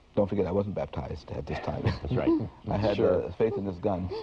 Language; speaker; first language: English; native; English